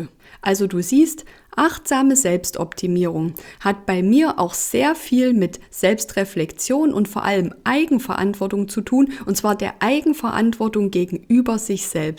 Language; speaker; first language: German; native; German